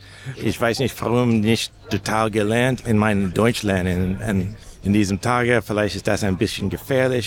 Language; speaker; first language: German; non-native, learner; English